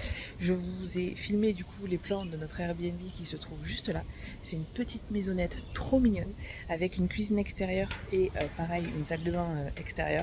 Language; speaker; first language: French; native; French